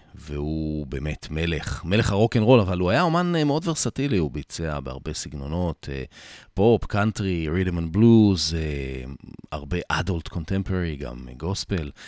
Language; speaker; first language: Hebrew; native; Hebrew